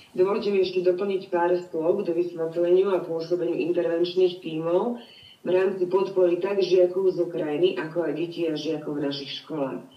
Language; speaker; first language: Slovak; native; Slovak